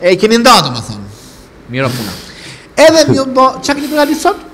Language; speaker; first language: Albanian; native; Albanian